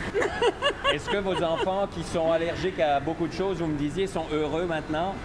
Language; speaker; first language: French; native; French